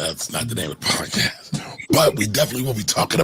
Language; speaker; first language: English; native; English